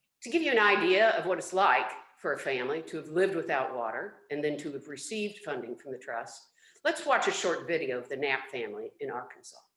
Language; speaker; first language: English; native; English